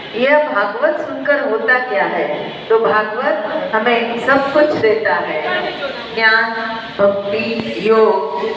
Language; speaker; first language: Hindi; non-native, local second language; Marathi